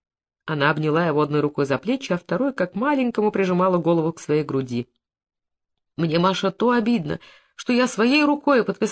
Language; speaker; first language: Russian; native; Russian